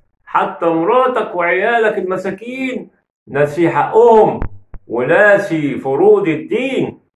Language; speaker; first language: Arabic; native; Arabic